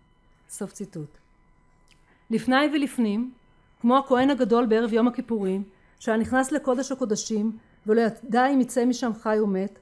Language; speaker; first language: Hebrew; native; Hebrew